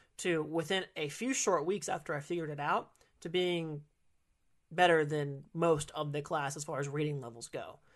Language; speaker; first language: English; native; English